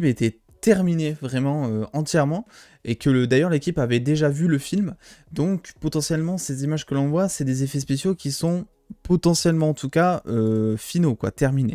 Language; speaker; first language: French; native; French